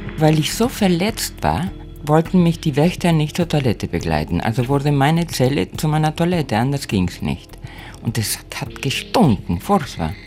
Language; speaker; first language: German; non-native, fluent; Spanish